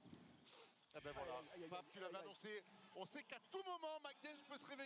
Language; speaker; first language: French; native; French